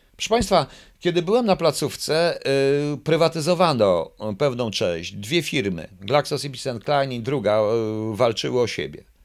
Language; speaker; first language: Polish; native; Polish